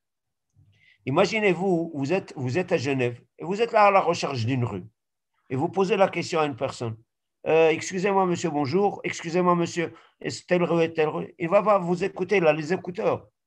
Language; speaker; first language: French; native; French